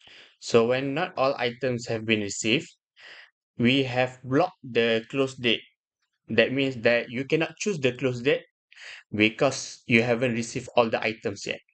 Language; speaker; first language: English; non-native, local second language; Malay